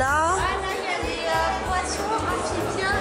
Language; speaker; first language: French; native; French